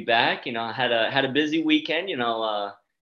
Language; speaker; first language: English; native; English